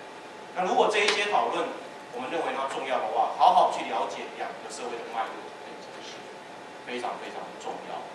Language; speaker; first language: Chinese; native; Chinese